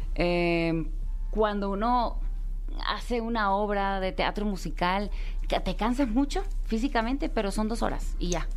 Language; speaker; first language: Spanish; early bilingual, heritage; Spanish